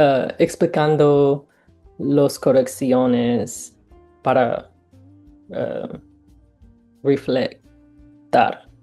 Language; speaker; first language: Spanish; non-native, learner; English